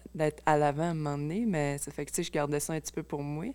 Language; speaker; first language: French; native; French